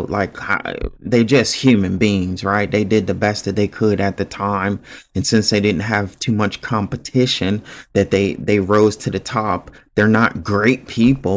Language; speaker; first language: English; native; English